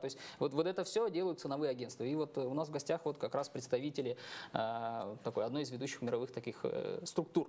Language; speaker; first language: Russian; native; Russian